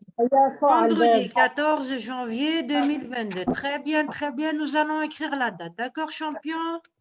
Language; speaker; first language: French; native; French